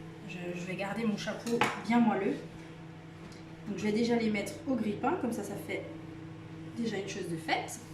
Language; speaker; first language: French; native; French